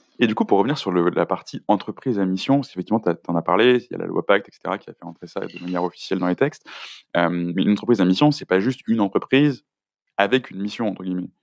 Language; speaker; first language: French; native; French